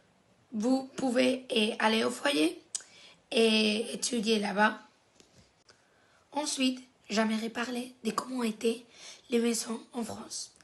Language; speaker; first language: French; non-native, fluent; Spanish